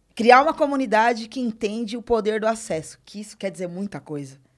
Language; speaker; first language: Portuguese; native; Portuguese